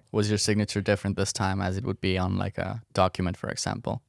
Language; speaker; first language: English; non-native, fluent; Estonian